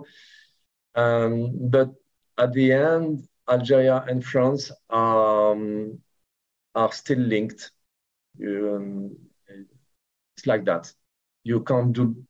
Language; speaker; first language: English; non-native, learner; French